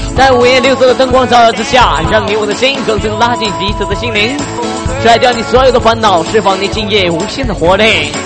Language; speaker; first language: Chinese; native; Chinese